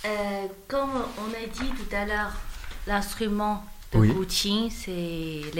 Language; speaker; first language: French; non-native, learner; Chinese